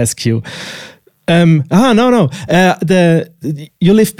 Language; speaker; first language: English; non-native, fluent; Swiss German